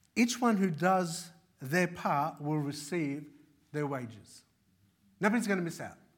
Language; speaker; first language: English; early bilingual, other home language; Arabic